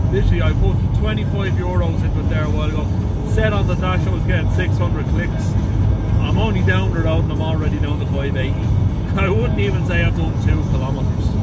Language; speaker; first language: English; native; English